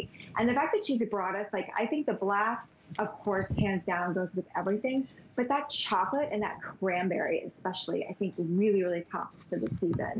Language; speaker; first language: English; native; English